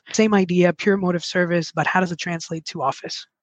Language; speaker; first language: English; early bilingual, other home language; Spanish